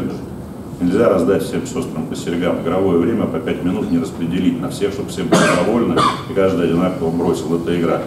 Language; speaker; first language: Russian; native; Russian